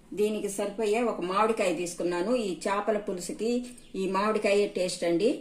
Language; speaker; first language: Telugu; native; Telugu